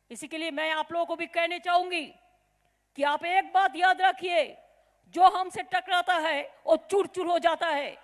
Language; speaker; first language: Hindi; non-native, local second language; Bangla